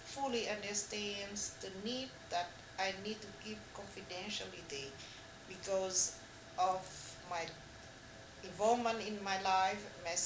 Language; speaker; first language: English; non-native, fluent; Vietnamese